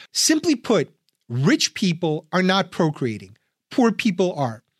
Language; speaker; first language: English; early bilingual, other home language; Russian